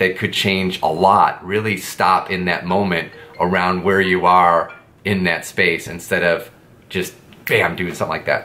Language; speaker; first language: English; native; English